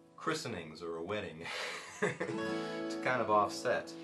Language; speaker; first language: English; native; English